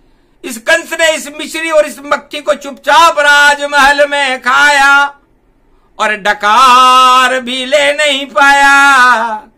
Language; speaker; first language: Hindi; native; Hindi